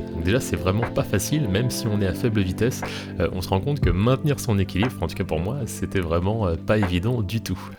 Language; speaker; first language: French; native; French